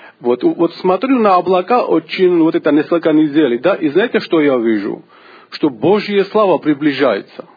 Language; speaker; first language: Russian; non-native, local second language; Georgian